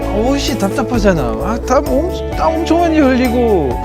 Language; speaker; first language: Korean; non-native, fluent; French